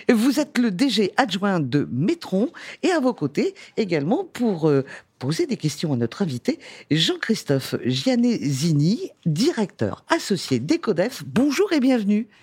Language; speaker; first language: French; native; French